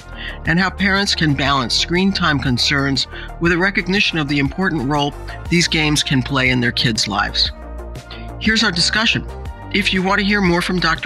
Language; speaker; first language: English; native; English